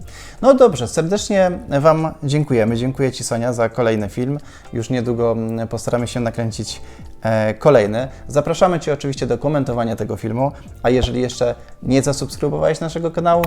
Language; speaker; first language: Polish; native; Polish